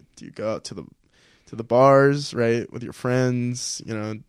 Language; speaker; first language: English; early bilingual, other home language; Filipino